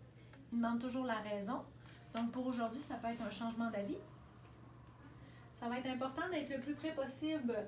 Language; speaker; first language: French; native; French